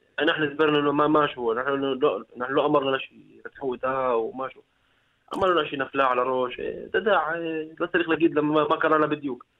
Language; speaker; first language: Hebrew; non-native, local second language; Arabic